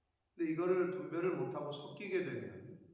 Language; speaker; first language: Korean; native; Korean